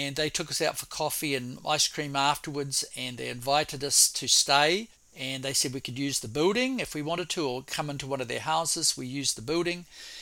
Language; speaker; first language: English; native; English